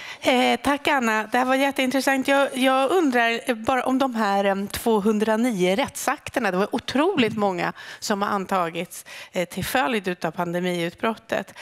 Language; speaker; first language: Swedish; native; Swedish